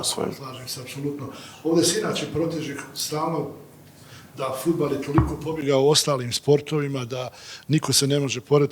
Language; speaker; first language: Bosnian; native; Bosnian